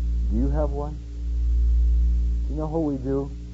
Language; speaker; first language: English; native; English